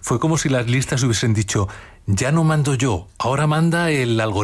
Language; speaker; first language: Spanish; native; Spanish